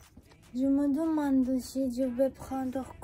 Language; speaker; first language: French; non-native, learner; Japanese